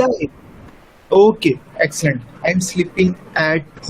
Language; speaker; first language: English; non-native, local second language; Urdu